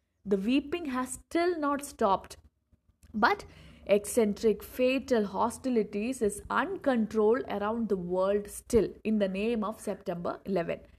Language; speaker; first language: English; non-native, local second language; Malayalam